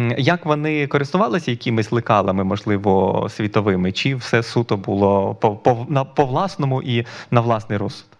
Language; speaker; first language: Ukrainian; native; Ukrainian